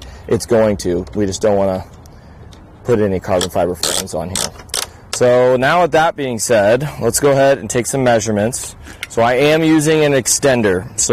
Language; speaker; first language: English; native; English